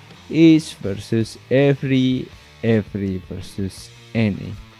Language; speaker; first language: English; non-native, fluent; Indonesian